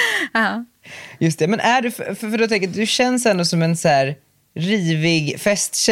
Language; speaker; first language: Swedish; native; Swedish